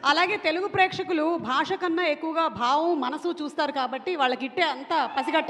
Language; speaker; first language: Telugu; native; Telugu